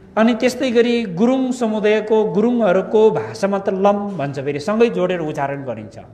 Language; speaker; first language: Nepali; non-native, local second language; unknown